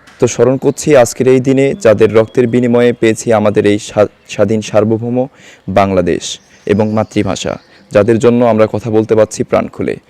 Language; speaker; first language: Bangla; native; Bangla